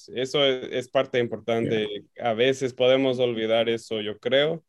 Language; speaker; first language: Spanish; non-native, fluent; English